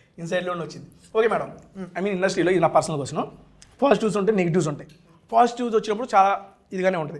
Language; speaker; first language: Telugu; native; Telugu